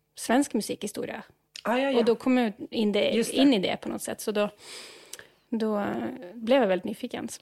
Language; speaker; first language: Swedish; non-native, fluent; Norwegian